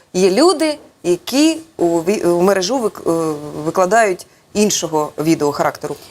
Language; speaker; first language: Ukrainian; native; Ukrainian